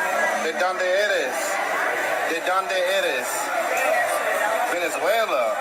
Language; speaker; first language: Spanish; non-native, learner; English